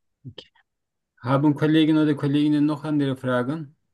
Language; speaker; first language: German; non-native, learner; Turkish